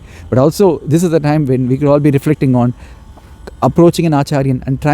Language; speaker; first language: English; non-native, local second language; Tamil